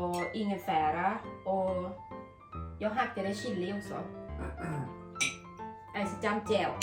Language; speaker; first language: Swedish; non-native, learner; Thai